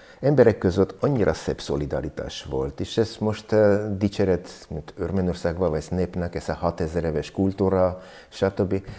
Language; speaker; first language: Hungarian; non-native, learner; Armenian